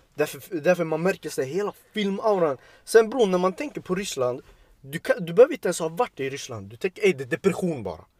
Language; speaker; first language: Swedish; early bilingual, other home language; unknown